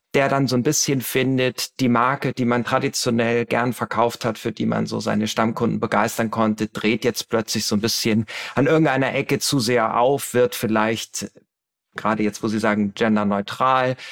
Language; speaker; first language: German; native; German